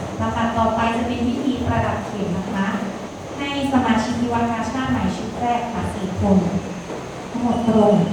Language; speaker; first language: Thai; native; Thai